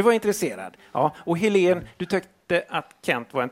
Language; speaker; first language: Swedish; native; Swedish